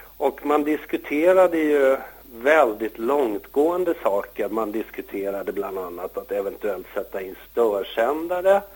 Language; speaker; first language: Swedish; native; Swedish